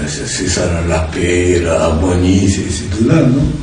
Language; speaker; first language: French; non-native, learner; Japanese